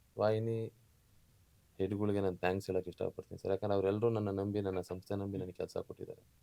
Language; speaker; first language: Kannada; non-native, local second language; Lambadi